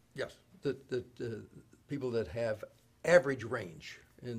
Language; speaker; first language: English; native; English